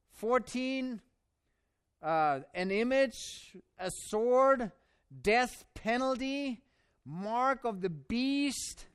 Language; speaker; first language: English; non-native, fluent; German